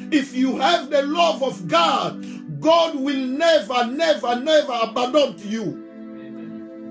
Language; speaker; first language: English; non-native, learner; Lingala